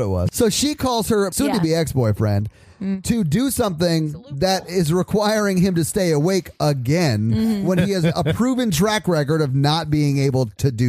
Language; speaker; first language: English; native; English